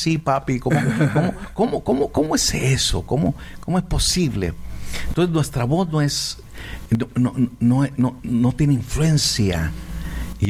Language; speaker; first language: Spanish; native; Spanish